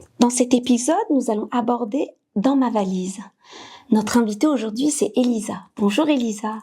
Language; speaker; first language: French; native; French